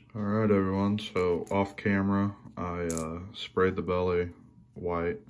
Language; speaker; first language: English; native; English